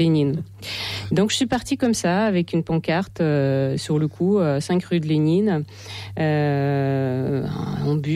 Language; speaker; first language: French; non-native, fluent; Russian